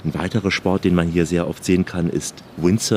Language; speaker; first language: German; native; German